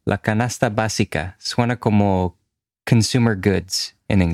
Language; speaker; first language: Spanish; non-native, fluent; English